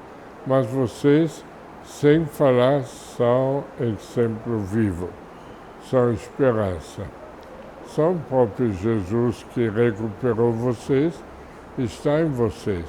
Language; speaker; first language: Portuguese; non-native, fluent; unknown